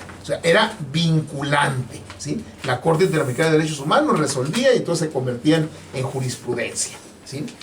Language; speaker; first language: Spanish; native; Spanish